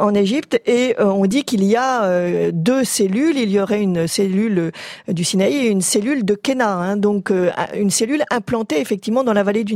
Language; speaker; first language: French; native; French